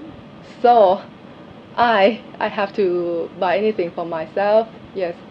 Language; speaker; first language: English; non-native, learner; Thai